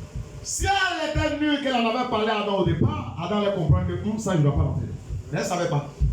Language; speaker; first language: French; non-native, local second language; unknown